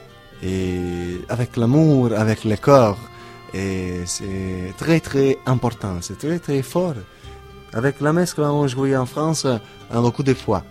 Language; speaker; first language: French; non-native, learner; Italian